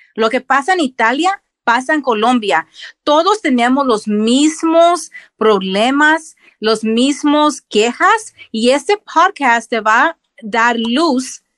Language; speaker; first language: Spanish; early bilingual, heritage; Spanish